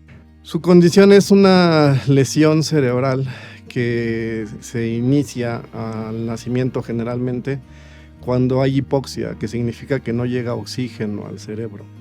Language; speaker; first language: Spanish; native; Spanish